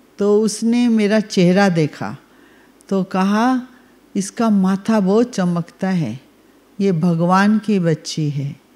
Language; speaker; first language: Hindi; native; Hindi